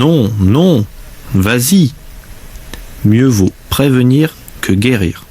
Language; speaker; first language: French; native; French